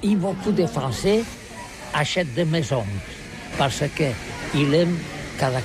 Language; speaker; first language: French; non-native, learner; Catalan